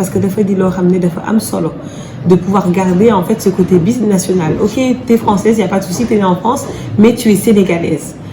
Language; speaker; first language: French; early bilingual, other home language; Wolof